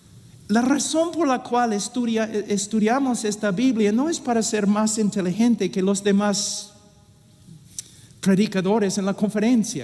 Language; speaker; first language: Spanish; non-native, fluent; English